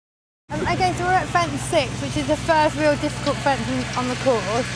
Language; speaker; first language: English; native; English